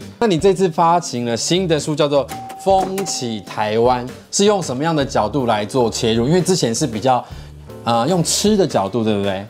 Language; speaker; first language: Chinese; native; Chinese